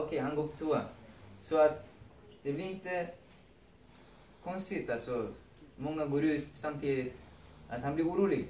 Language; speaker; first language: Swedish; non-native, fluent; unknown